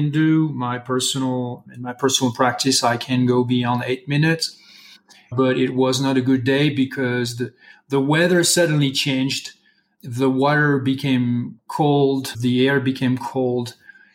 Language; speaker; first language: English; non-native, fluent; French